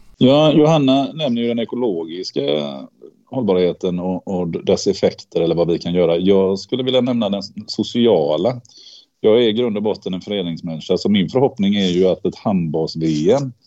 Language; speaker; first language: Swedish; native; Swedish